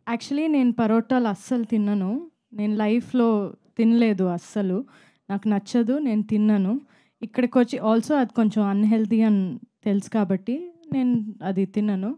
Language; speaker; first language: Telugu; non-native, fluent; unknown